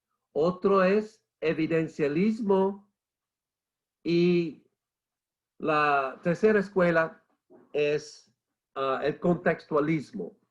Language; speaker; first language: Spanish; non-native, fluent; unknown